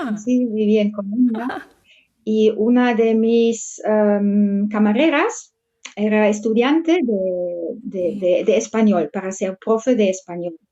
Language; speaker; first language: Spanish; non-native, fluent; German